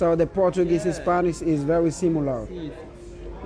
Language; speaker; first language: English; non-native, learner; Haitian Creole